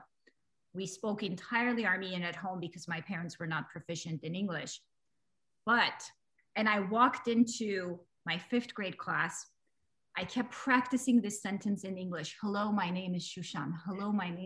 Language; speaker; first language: English; early bilingual, other home language; Armenian